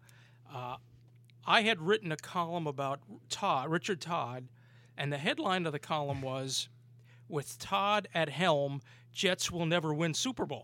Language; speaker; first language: English; native; English